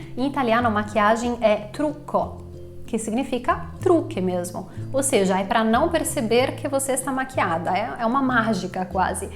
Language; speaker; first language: Portuguese; non-native, fluent; Italian